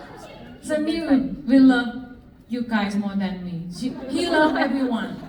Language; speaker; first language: English; non-native, fluent; Thai